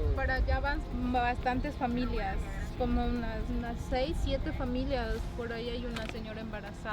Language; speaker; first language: Spanish; native; Spanish